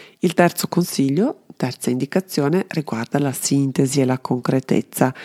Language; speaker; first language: Italian; non-native, fluent; Serbian